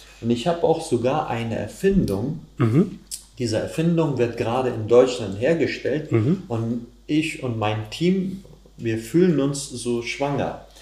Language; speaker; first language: German; non-native, fluent; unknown